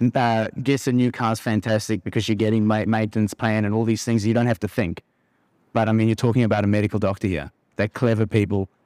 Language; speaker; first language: English; native; English